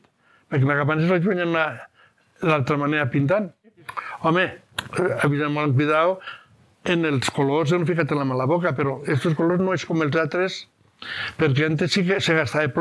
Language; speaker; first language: Catalan; native; Catalan